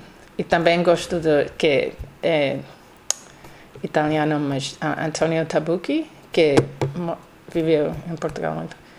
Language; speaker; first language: Portuguese; non-native, learner; English